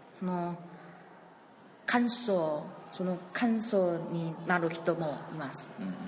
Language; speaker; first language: Japanese; non-native, learner; Chinese